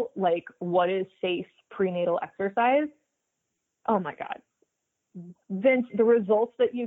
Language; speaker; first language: English; native; English